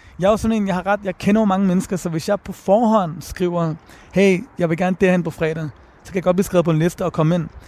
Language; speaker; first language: Danish; early bilingual, other home language; Persian